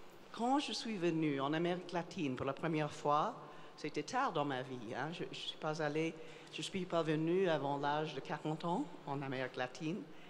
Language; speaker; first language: French; non-native, fluent; English